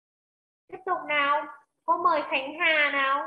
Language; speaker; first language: Vietnamese; native; Vietnamese